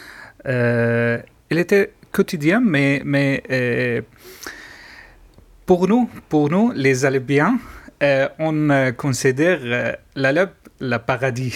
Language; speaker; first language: French; non-native, learner; Arabic